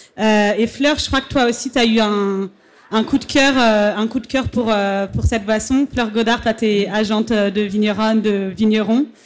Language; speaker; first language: French; native; French